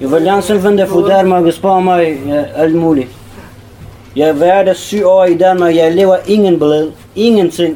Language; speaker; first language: Danish; non-native, learner; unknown